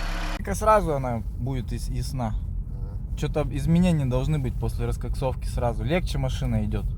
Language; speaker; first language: Russian; native; Russian